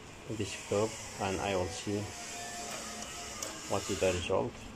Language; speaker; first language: English; non-native, learner; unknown